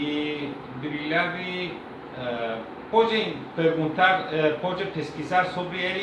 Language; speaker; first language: Portuguese; non-native, learner; Persian